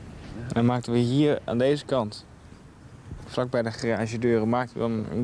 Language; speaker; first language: Dutch; native; Dutch